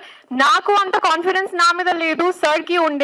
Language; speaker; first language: Telugu; non-native, learner; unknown